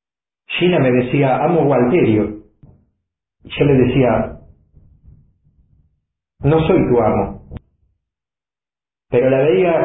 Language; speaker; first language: Spanish; native; Spanish